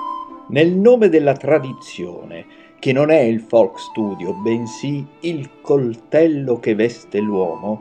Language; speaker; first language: Italian; native; Italian